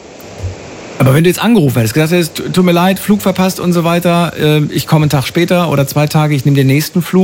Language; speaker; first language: German; native; German